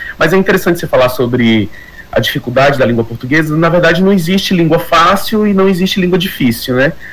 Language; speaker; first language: Portuguese; native; Portuguese